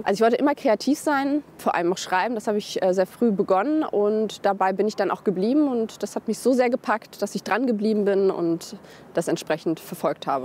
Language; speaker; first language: German; early bilingual, other home language; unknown